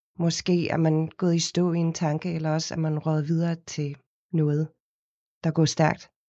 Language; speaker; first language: Danish; non-native, fluent; Afrikaans